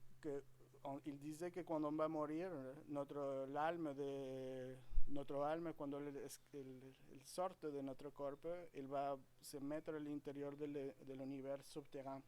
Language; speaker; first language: French; non-native, fluent; Spanish